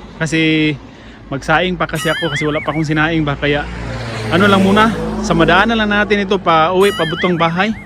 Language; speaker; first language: Filipino; non-native, local second language; Cebuano